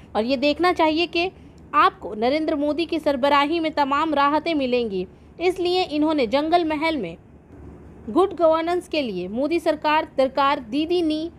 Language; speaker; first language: Urdu; native; Urdu